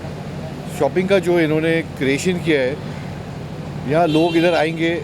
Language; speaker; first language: Hindi; native; Hindi